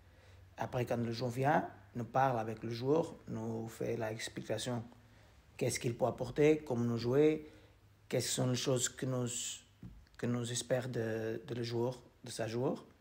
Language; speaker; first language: French; non-native, learner; Portuguese